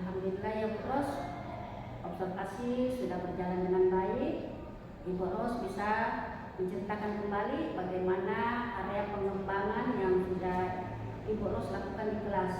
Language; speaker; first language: Indonesian; native; Indonesian